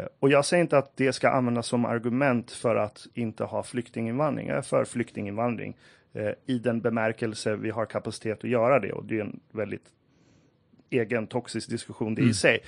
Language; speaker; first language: Swedish; early bilingual, other home language; Persian